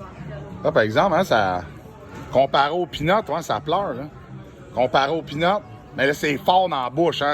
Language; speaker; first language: French; native; French